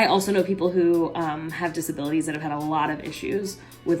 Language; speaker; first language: English; native; English